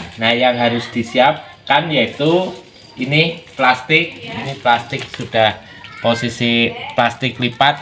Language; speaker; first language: Indonesian; non-native, local second language; Javanese